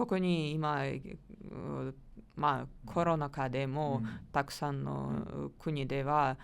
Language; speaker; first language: Japanese; non-native, learner; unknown